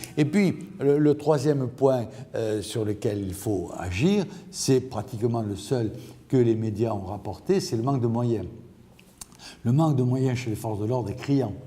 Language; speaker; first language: French; native; French